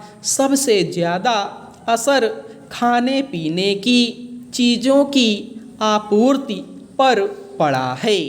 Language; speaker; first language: Hindi; native; Hindi